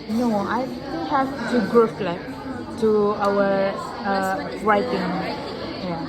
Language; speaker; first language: English; non-native, learner; Indonesian